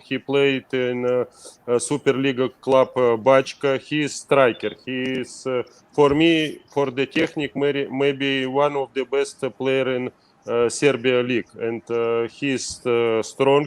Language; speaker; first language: English; non-native, learner; Russian